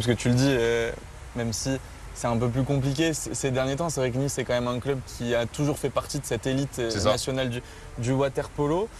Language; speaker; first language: French; native; French